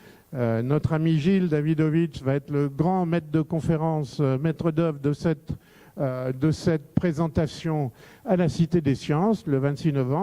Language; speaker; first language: French; native; French